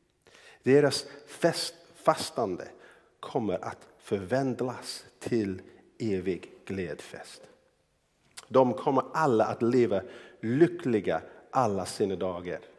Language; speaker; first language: Swedish; non-native, fluent; English